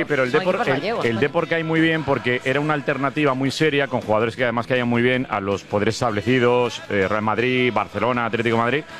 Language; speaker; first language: Spanish; native; Spanish